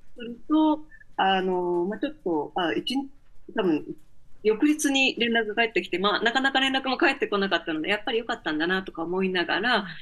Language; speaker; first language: Japanese; native; Japanese